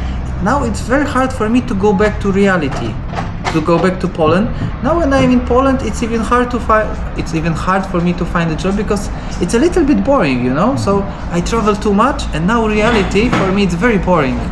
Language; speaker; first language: English; non-native, learner; Polish